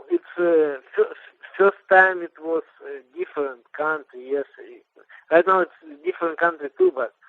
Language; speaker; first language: English; non-native, learner; Russian